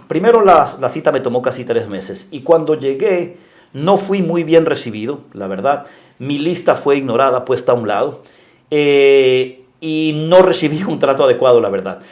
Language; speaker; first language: Spanish; native; Spanish